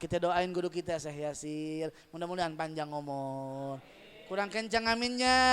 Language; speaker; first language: Indonesian; native; Indonesian